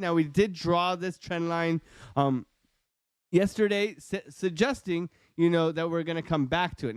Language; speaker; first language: English; native; English